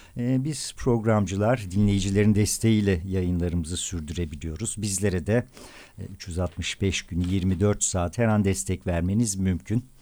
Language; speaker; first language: Turkish; native; Turkish